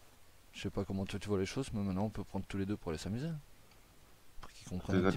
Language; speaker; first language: French; native; French